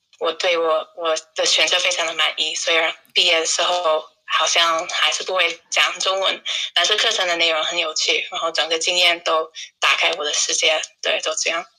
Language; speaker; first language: Chinese; non-native, fluent; English